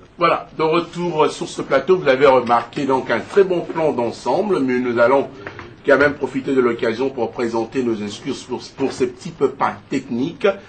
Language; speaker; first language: French; non-native, local second language; Lingala